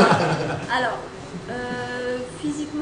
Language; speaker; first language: French; native; French